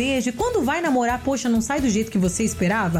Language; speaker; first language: Portuguese; native; Portuguese